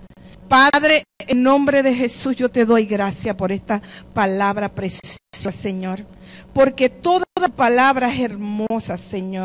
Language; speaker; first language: Spanish; native; Spanish